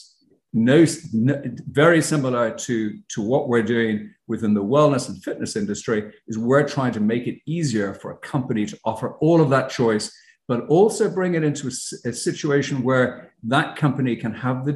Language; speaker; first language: English; native; English